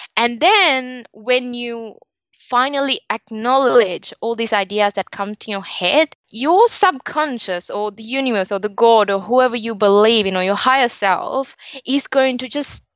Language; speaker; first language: English; non-native, local second language; Sinhala